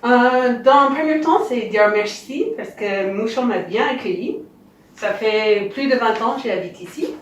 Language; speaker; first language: French; non-native, fluent; English